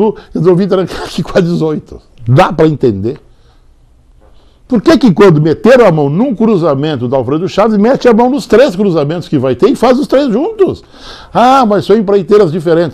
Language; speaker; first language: Portuguese; native; Portuguese